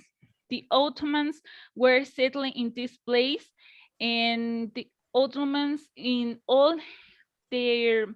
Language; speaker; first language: English; non-native, learner; Spanish